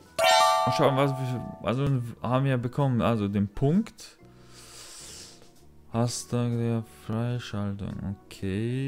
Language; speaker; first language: German; non-native, learner; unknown